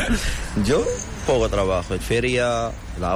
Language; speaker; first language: Spanish; non-native, learner; Arabic